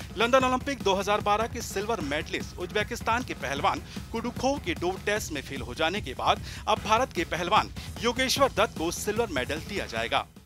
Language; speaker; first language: Hindi; native; Hindi